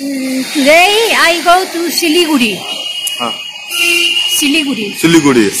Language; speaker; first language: English; non-native, learner; Spanish